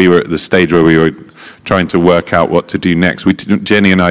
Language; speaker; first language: English; native; English